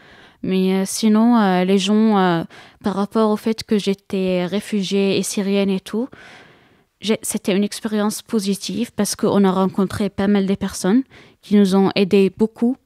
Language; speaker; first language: French; non-native, fluent; Arabic